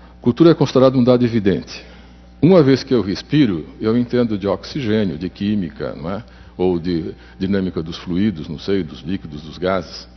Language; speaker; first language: Portuguese; native; Portuguese